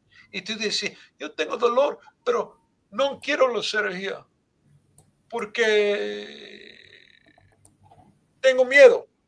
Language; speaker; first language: Spanish; non-native, learner; English